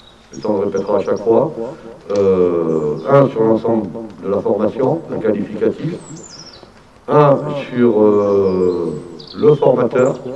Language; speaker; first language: French; native; French